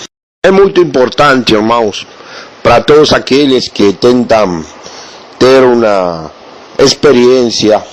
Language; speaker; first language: Portuguese; non-native, learner; Spanish